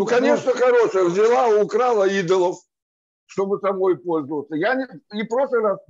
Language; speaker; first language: Russian; native; Russian